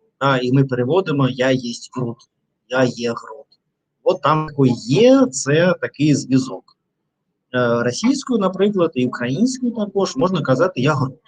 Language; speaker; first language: Ukrainian; non-native, learner; Russian